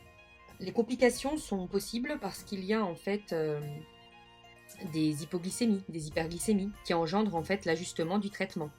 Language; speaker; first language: French; native; French